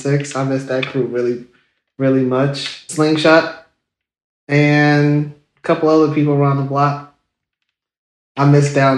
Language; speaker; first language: English; native; English